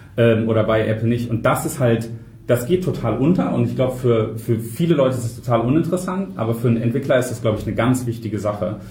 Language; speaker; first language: German; native; German